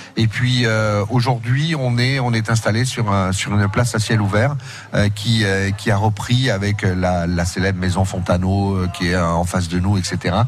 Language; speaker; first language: French; native; French